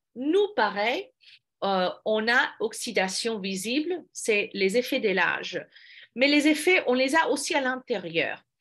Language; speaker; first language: French; non-native, fluent; English